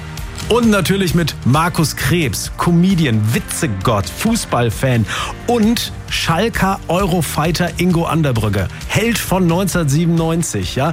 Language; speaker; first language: German; native; German